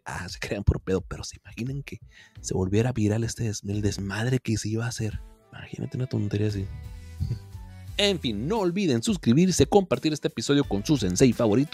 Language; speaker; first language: Spanish; native; Spanish